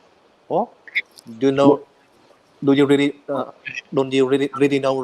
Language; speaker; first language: English; non-native, learner; Vietnamese